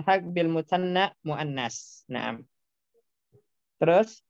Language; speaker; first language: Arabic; non-native, fluent; Indonesian